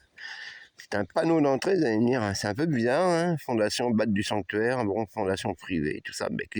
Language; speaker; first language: French; native; French